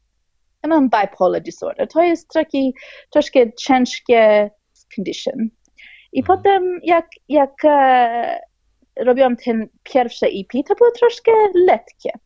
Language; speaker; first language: Polish; early bilingual, heritage; Polish